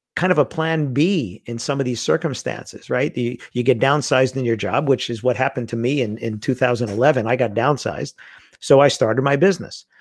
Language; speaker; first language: English; native; English